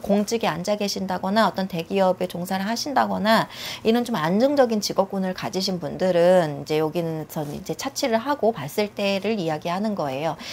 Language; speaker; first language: Korean; native; Korean